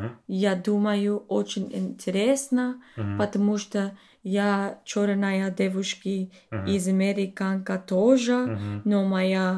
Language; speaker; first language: Russian; non-native, learner; English